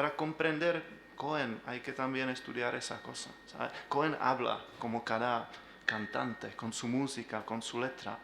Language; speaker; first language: Spanish; non-native, learner; Czech